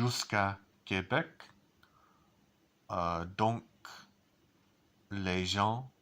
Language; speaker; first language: French; non-native, learner; English